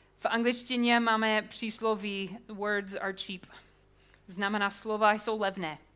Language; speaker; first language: Czech; non-native, fluent; English